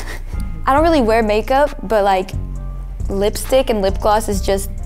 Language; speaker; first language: English; native; English